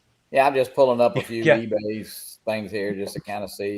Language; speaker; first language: English; native; English